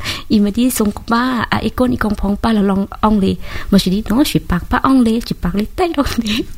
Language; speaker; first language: French; non-native, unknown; Thai